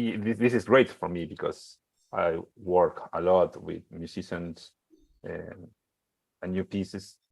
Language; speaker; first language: English; non-native, learner; Spanish